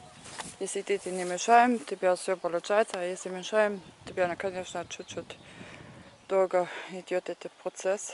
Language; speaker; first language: Russian; non-native, learner; German